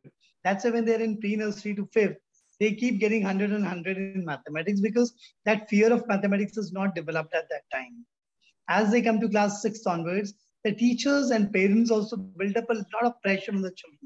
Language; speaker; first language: English; non-native, local second language; Hindi